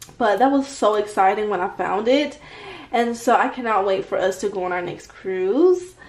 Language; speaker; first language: English; native; English